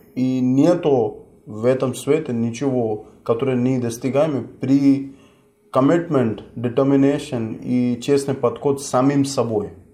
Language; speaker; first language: Russian; non-native, fluent; Hindi